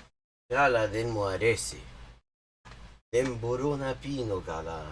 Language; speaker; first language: Greek; non-native, learner; English